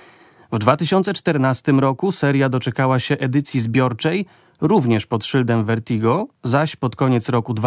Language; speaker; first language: Polish; native; Polish